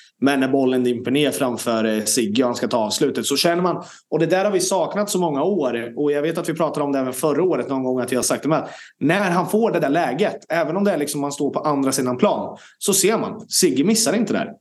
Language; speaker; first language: Swedish; native; Swedish